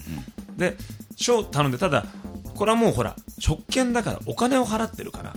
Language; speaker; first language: Japanese; native; Japanese